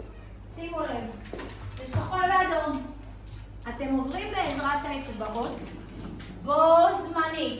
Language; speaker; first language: Hebrew; native; Hebrew